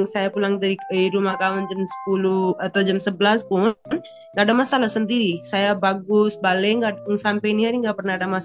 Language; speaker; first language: Indonesian; non-native, fluent; Punjabi